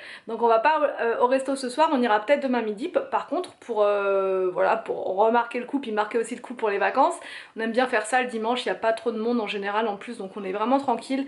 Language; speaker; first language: French; native; French